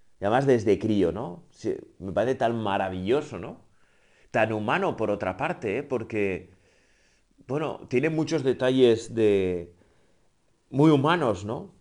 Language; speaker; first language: Spanish; native; Spanish